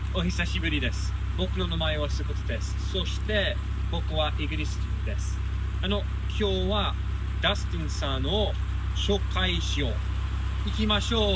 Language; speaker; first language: Japanese; non-native, learner; English